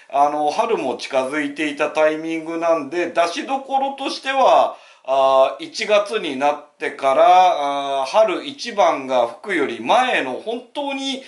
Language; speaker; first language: Japanese; native; Japanese